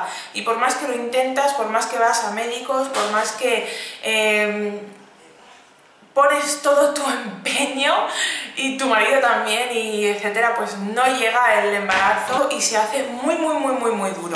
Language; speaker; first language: Spanish; native; Spanish